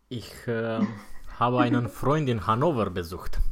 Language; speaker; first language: German; non-native, fluent; Romanian